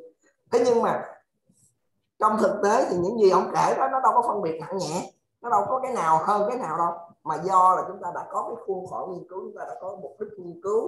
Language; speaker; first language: Vietnamese; native; Vietnamese